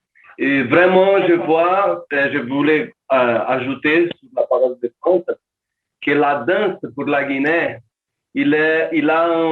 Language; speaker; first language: French; non-native, learner; Portuguese